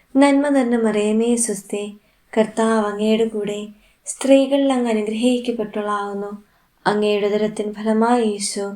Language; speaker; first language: Malayalam; native; Malayalam